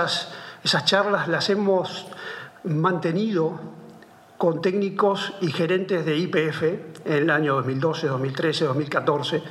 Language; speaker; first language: Spanish; native; Spanish